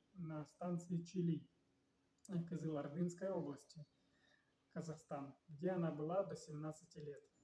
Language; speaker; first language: Russian; native; Russian